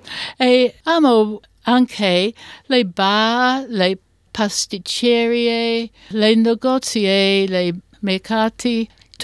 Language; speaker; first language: Italian; non-native, learner; English